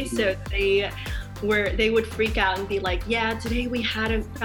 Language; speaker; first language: English; non-native, fluent; Chinese